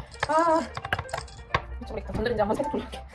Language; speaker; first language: Korean; native; Korean